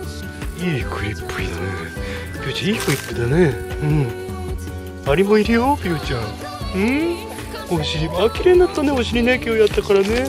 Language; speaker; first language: Japanese; native; Japanese